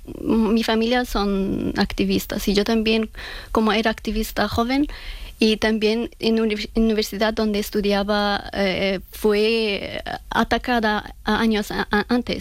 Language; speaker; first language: Spanish; non-native, learner; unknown